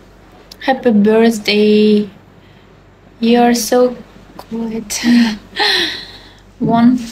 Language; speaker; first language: English; non-native, learner; Russian